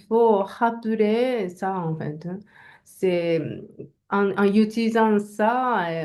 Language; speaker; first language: French; non-native, learner; Japanese